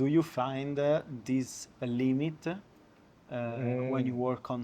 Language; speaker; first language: English; non-native, learner; Italian